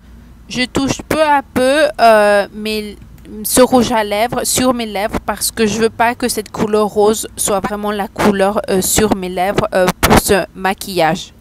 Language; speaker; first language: French; non-native, fluent; Spanish